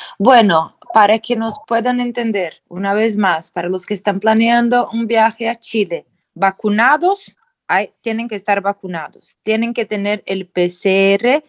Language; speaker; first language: Spanish; non-native, fluent; Portuguese